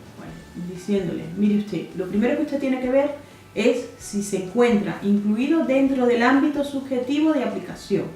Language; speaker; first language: Spanish; native; Spanish